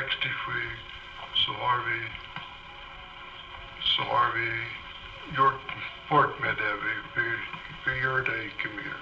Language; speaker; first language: Swedish; early bilingual, heritage; Swedish